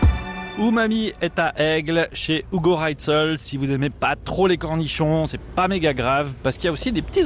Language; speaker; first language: French; native; French